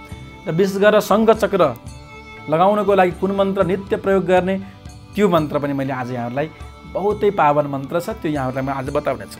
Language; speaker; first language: Nepali; native; Nepali